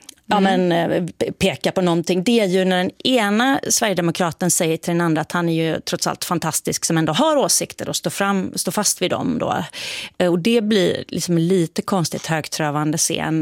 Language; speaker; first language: Swedish; native; Swedish